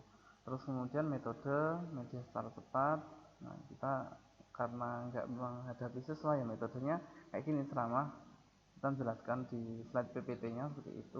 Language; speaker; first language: Indonesian; native; Indonesian